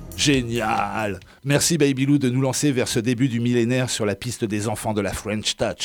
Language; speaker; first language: French; native; French